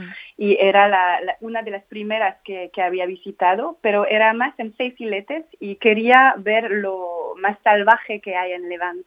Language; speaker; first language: Spanish; non-native, fluent; French